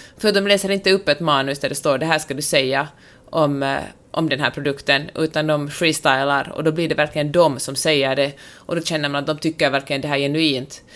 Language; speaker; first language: Swedish; native; Swedish